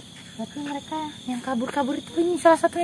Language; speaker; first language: Indonesian; native; Indonesian